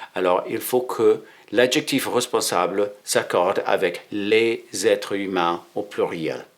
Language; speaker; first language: French; non-native, fluent; English